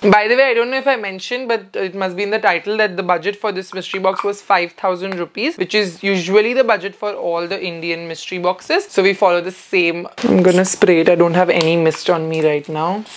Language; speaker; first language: English; non-native, local second language; Hindi